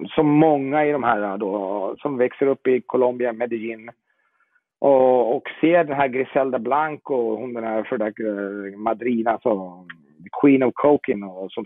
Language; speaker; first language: Swedish; native; Swedish